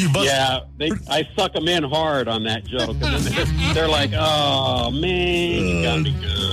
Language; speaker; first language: English; native; English